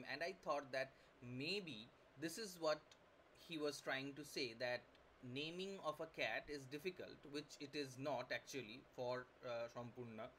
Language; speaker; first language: English; non-native, local second language; Bangla